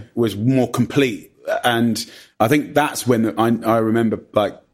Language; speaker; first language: English; native; English